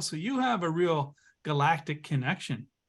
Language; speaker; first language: English; native; English